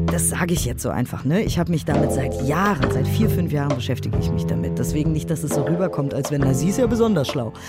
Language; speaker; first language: German; native; German